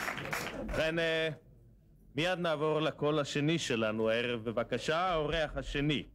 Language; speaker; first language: Hebrew; native; Hebrew